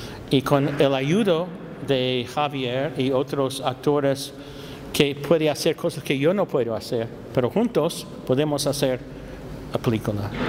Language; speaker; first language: Spanish; non-native, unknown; English